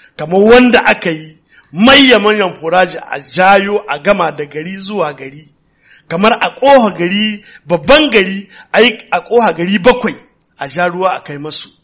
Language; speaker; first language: Hausa; non-native, local second language; Tamasheq